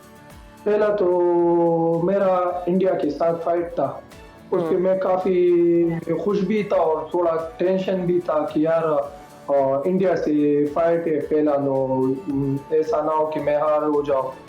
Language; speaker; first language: Hindi; non-native, local second language; Pashto